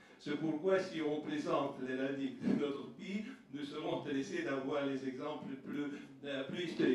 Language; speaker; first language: French; non-native, learner; Russian